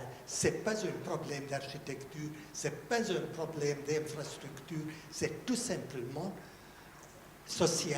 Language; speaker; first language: French; non-native, fluent; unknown